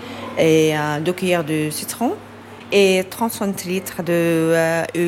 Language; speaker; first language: French; non-native, learner; Arabic